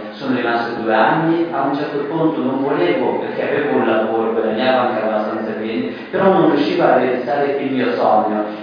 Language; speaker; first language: Italian; non-native, fluent; Persian